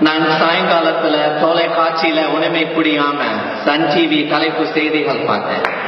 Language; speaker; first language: Tamil; non-native, fluent; English